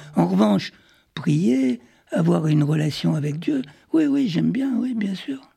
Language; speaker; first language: French; early bilingual, other home language; Arabic